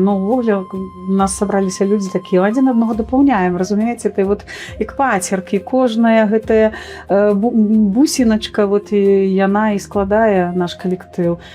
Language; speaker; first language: Belarusian; native; Belarusian